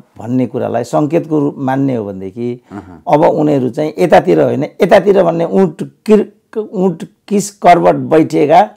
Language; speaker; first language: Nepali; native; Nepali